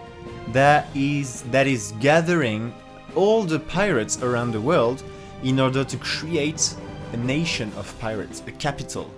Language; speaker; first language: English; non-native, fluent; French